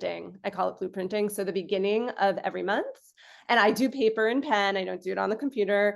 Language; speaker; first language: English; native; English